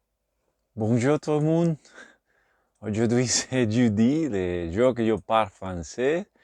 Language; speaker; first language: French; non-native, learner; Spanish